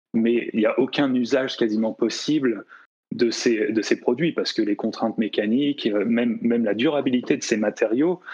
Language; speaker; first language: French; native; French